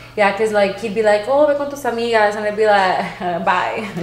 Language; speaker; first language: English; early bilingual, other home language; Spanish